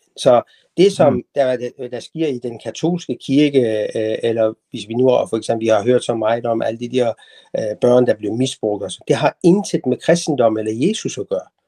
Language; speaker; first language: Danish; non-native, fluent; Persian